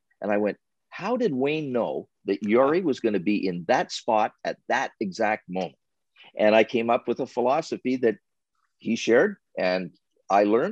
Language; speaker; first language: English; native; English